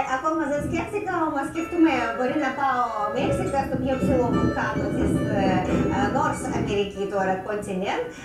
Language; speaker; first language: Greek; non-native, learner; Russian